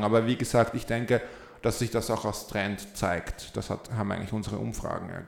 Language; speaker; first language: German; non-native, learner; Czech